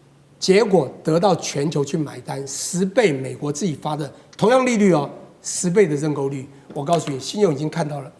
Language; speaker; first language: Chinese; native; Chinese